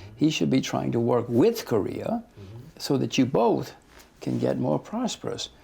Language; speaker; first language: English; native; English